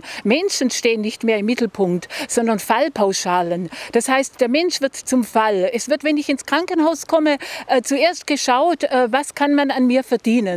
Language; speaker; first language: German; native; German